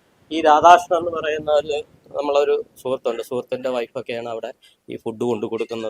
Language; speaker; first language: Malayalam; native; Malayalam